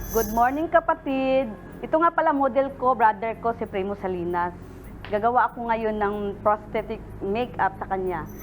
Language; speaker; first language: Filipino; non-native, local second language; Cebuano